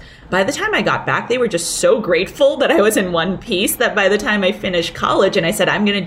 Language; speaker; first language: English; early bilingual, other home language; Cantonese